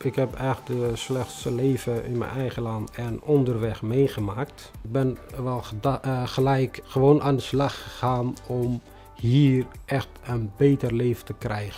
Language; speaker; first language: Dutch; non-native, fluent; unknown